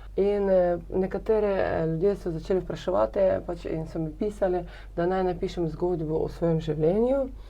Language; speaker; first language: Slovenian; non-native, fluent; Ukrainian